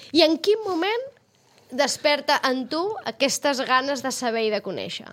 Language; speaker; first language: Catalan; native; Catalan